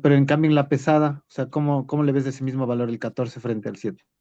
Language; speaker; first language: Spanish; native; Spanish